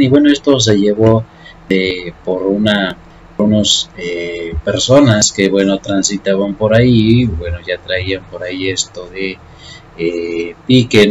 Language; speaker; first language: Spanish; native; Spanish